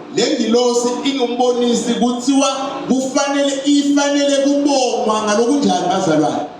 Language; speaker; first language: Zulu; non-native, local second language; Swati